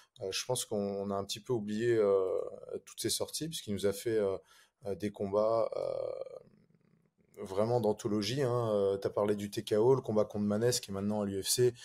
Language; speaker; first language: French; native; French